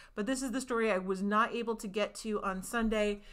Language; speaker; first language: English; native; English